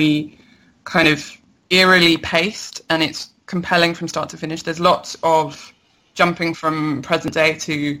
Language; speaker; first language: English; native; English